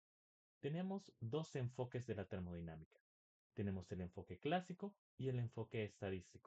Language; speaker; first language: Spanish; native; Spanish